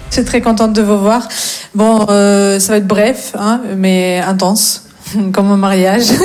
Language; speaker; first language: French; non-native, fluent; Russian